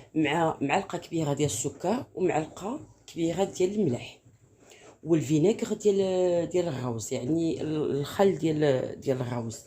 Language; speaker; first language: Arabic; native; Arabic